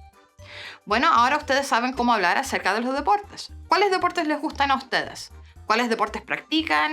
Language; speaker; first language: Spanish; non-native, fluent; English